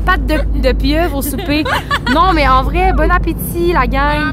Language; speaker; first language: French; native; French